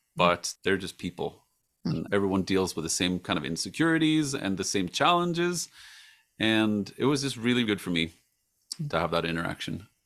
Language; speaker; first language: English; non-native, fluent; Swedish